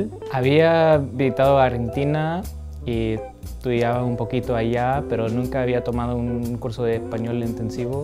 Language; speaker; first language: Spanish; non-native, fluent; English